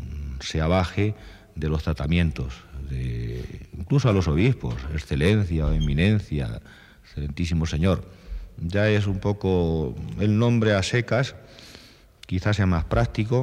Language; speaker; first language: Spanish; native; Spanish